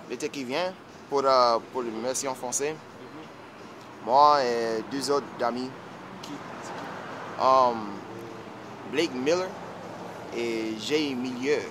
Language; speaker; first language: French; non-native, learner; English